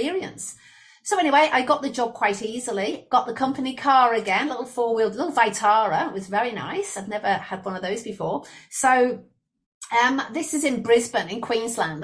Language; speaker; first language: English; native; English